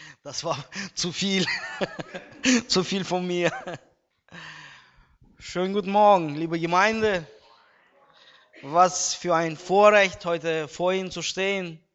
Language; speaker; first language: German; non-native, fluent; Russian